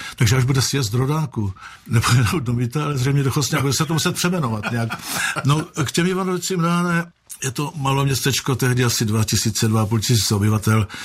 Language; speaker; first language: Czech; native; Czech